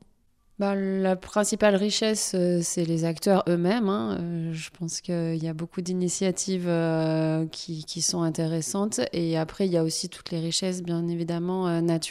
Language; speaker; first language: French; native; French